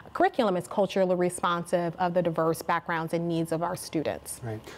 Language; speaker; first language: English; native; English